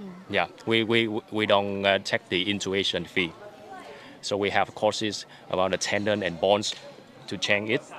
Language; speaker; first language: English; non-native, fluent; Vietnamese